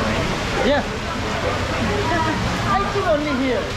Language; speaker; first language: English; non-native, learner; Indonesian